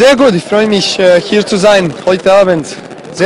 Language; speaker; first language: German; non-native, learner; Serbian